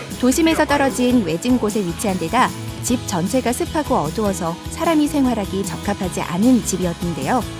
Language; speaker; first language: Korean; native; Korean